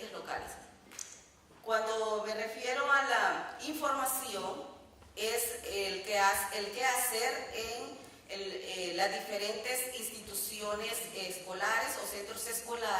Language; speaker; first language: Spanish; native; Spanish